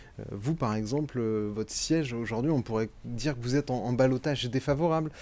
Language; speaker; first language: French; native; French